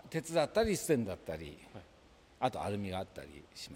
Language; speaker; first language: Japanese; native; Japanese